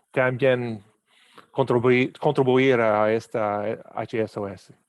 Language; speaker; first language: Spanish; non-native, fluent; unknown